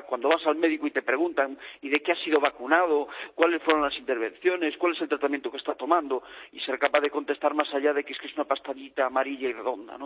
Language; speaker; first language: Spanish; native; Spanish